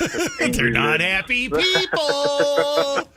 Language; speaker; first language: English; native; English